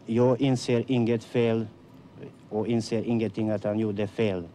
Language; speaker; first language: Swedish; non-native, fluent; Croatian